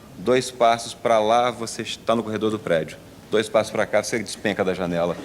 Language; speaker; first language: Portuguese; native; Portuguese